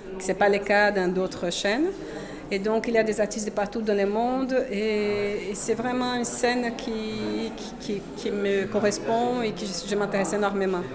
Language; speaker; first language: French; non-native, fluent; Portuguese